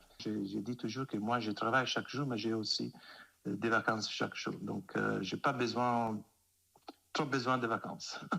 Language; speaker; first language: French; non-native, fluent; Italian